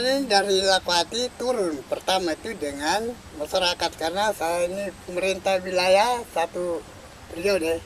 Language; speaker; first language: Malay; non-native, local second language; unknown